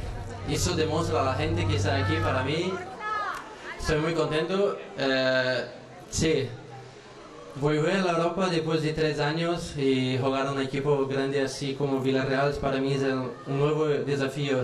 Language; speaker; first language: Spanish; non-native, learner; Portuguese